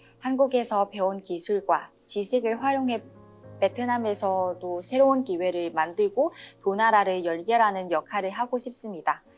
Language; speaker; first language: Korean; non-native, learner; Vietnamese